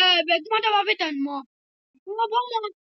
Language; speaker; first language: French; non-native, local second language; Morisyen